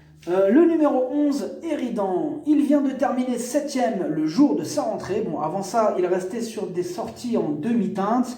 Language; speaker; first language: French; native; French